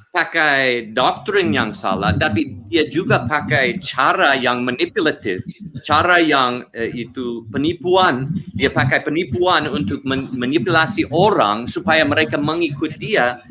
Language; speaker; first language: Indonesian; non-native, learner; English